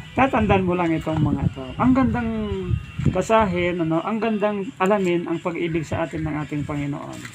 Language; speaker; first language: Filipino; non-native, local second language; Iloko